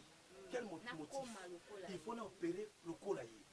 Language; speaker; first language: French; non-native, local second language; Lingala